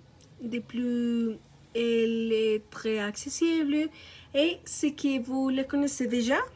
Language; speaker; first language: French; non-native, learner; Spanish